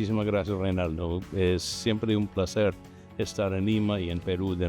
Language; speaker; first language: Spanish; non-native, fluent; English